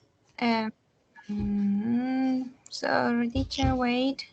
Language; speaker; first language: English; non-native, learner; Spanish